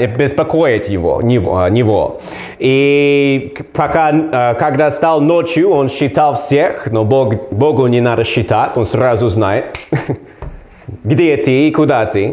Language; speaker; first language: Russian; non-native, learner; English